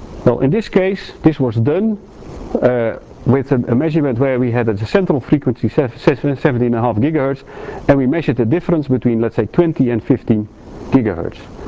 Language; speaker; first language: English; non-native, fluent; Dutch